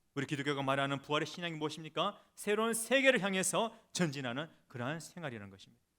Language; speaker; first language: Korean; native; Korean